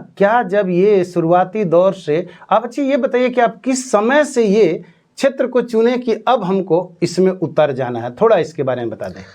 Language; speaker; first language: Hindi; native; Hindi